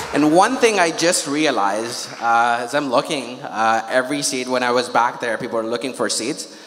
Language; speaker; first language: English; non-native, local second language; Urdu